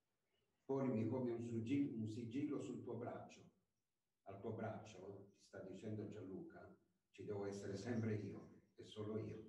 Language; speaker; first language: Italian; native; Italian